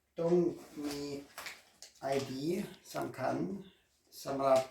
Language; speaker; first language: Thai; non-native, learner; German